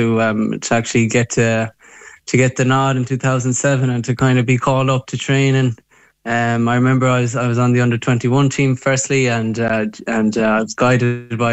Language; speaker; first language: English; native; English